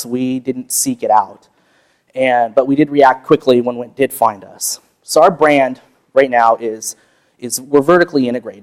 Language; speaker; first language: English; native; English